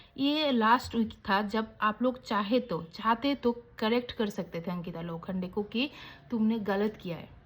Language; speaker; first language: Hindi; non-native, local second language; Bangla